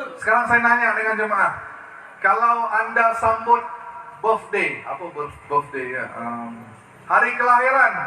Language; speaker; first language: Malay; early bilingual, other home language; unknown